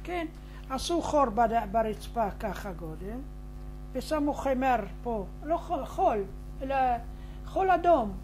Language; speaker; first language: Hebrew; non-native, fluent; Arabic